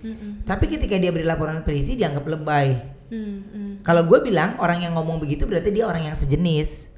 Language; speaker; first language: Indonesian; native; Indonesian